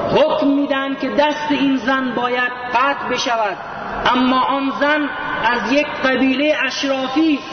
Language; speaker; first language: Persian; native; Persian